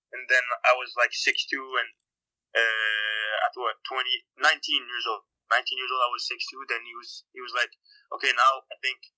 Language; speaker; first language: English; native; English